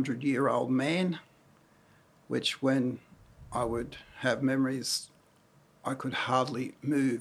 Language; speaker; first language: English; native; English